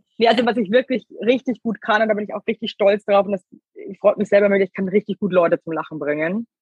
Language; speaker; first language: German; native; German